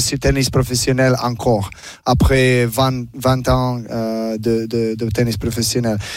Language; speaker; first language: French; non-native, learner; Serbian